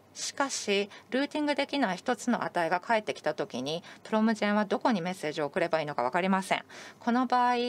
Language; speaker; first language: Japanese; non-native, fluent; English